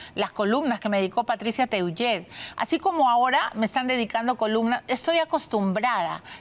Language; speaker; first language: Spanish; native; Spanish